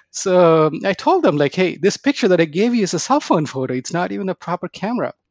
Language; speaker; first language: English; non-native, local second language; Tamil